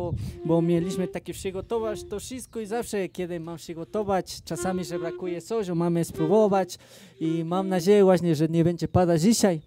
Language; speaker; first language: Polish; non-native, fluent; Spanish